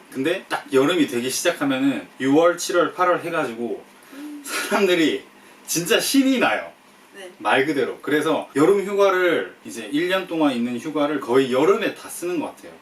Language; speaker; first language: Korean; native; Korean